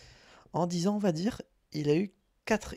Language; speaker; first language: French; native; French